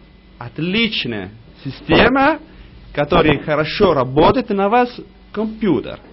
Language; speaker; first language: Russian; non-native, learner; Italian